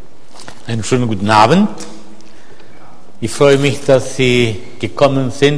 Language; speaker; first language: German; non-native, fluent; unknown